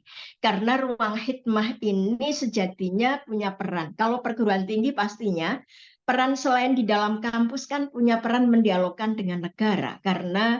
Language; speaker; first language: Indonesian; native; Indonesian